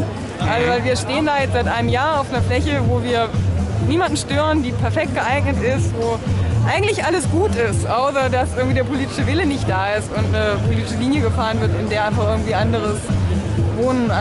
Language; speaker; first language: German; native; German